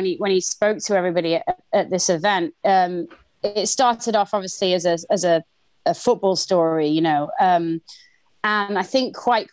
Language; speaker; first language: English; native; English